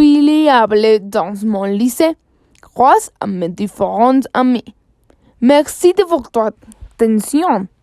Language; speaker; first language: French; non-native, learner; Spanish